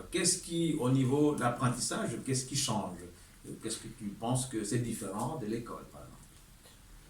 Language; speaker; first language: French; native; French